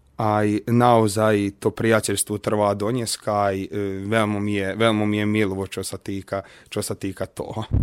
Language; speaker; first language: Slovak; native; Slovak